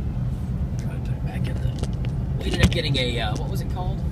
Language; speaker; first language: English; native; English